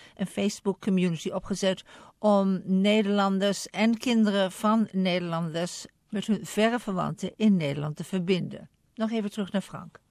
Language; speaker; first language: Dutch; native; Dutch